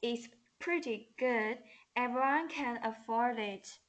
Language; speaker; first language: English; non-native, learner; Chinese